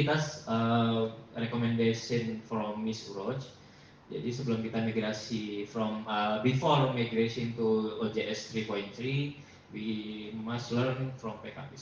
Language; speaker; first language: English; non-native, learner; Indonesian